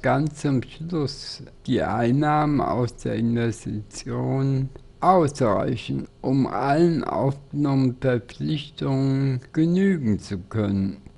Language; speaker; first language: German; native; German